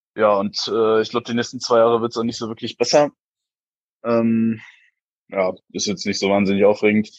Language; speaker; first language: German; native; German